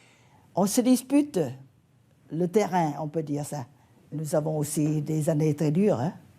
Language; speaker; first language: French; non-native, fluent; Vietnamese